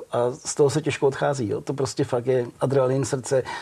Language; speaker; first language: Czech; native; Czech